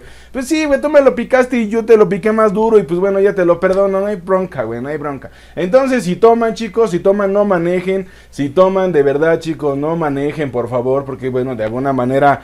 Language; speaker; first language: Spanish; native; Spanish